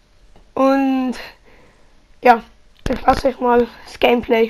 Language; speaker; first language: German; early bilingual, other home language; Italian